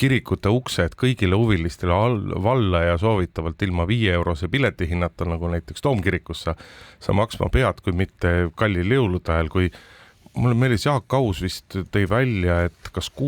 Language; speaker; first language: Estonian; native; Estonian